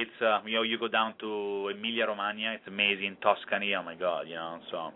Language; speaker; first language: English; non-native, fluent; Italian